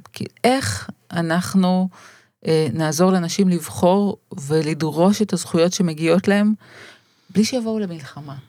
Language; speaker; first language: Hebrew; native; Hebrew